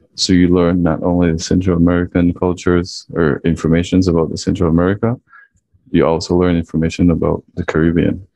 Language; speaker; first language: English; early bilingual, other home language; Chinese